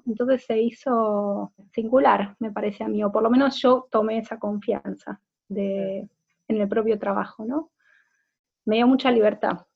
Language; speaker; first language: Spanish; native; Spanish